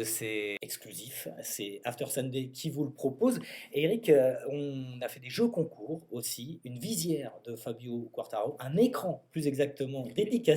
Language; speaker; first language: French; native; French